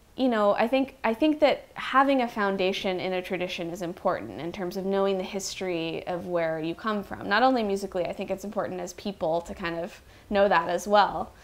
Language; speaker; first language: English; native; English